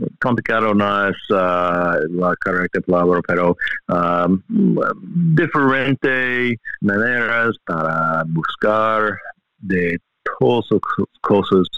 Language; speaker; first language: Spanish; non-native, learner; English